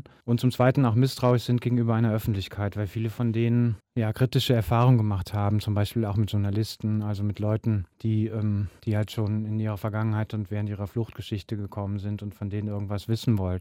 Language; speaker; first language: German; native; German